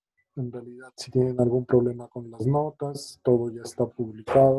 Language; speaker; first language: Spanish; native; Spanish